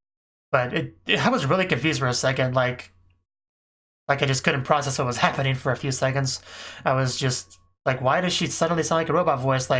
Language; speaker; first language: English; native; English